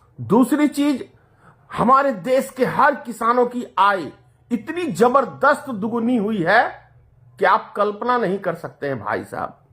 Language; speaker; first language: Hindi; native; Hindi